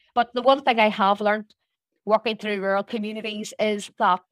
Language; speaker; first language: English; native; English